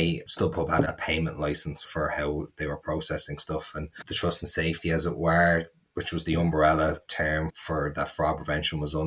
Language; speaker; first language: English; native; English